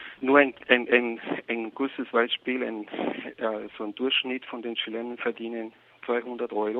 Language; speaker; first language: German; non-native, learner; Spanish